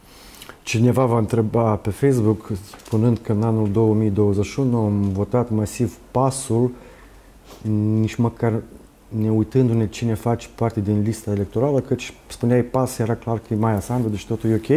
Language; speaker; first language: Romanian; native; Romanian